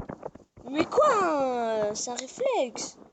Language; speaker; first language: French; native; French